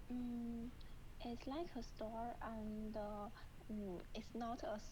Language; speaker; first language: English; non-native, learner; Chinese